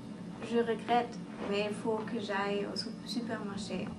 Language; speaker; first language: French; non-native, learner; English